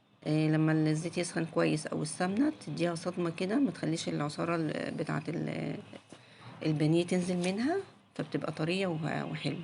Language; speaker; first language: Arabic; native; Arabic